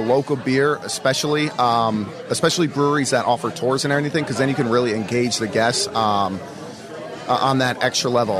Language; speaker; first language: English; native; English